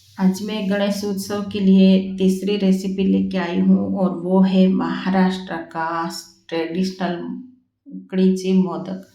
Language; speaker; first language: Hindi; non-native, local second language; Gujarati